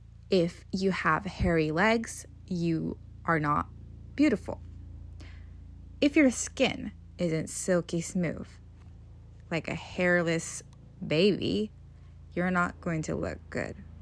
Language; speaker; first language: English; native; English